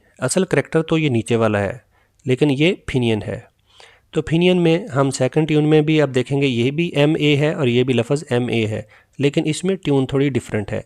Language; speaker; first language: Urdu; native; Urdu